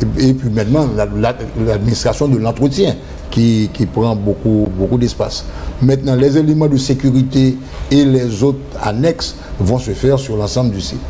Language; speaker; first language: French; non-native, local second language; Haitian Creole